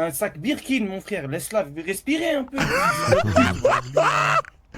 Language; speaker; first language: French; native; French